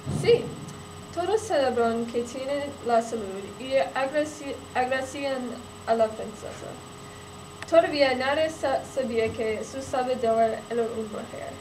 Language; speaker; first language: Spanish; non-native, learner; English